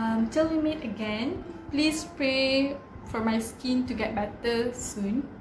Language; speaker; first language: English; non-native, local second language; Malay